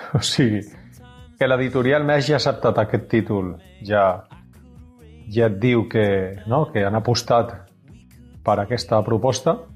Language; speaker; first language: Catalan; non-native, local second language; Spanish